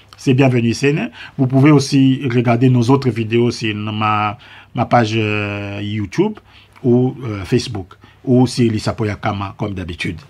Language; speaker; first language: French; non-native, local second language; Lingala